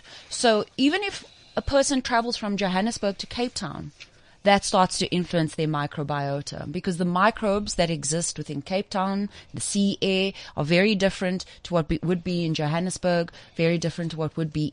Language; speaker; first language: English; native; English